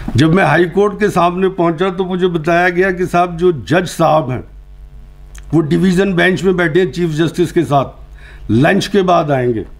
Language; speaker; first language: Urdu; native; Urdu